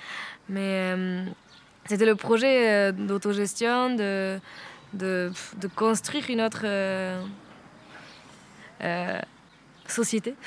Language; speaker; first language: French; non-native, fluent; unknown